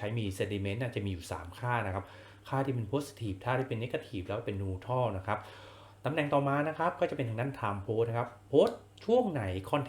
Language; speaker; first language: Thai; native; Thai